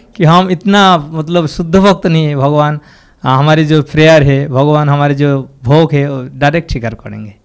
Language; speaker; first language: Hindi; non-native, local second language; Bangla